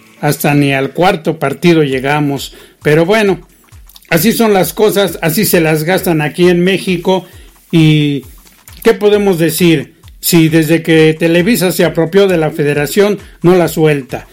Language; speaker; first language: Spanish; native; Spanish